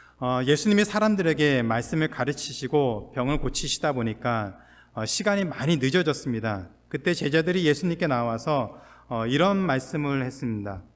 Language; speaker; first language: Korean; native; Korean